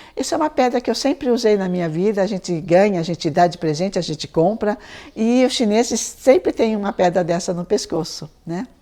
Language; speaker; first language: Portuguese; early bilingual, other home language; Chinese